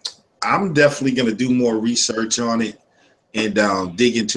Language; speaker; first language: English; native; English